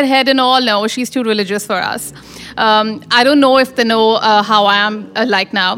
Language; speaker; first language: English; non-native, local second language; Urdu